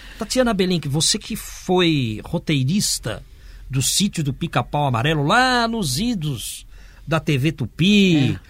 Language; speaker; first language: Portuguese; native; Portuguese